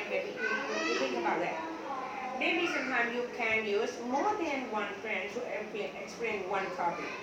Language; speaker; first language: English; non-native, learner; Thai